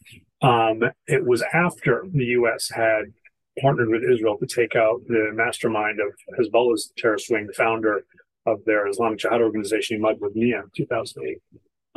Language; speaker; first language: English; native; English